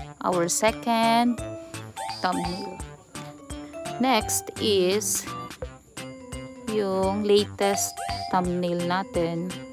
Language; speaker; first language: English; non-native, local second language; Filipino